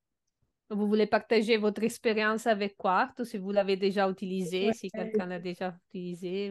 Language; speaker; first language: French; non-native, fluent; Italian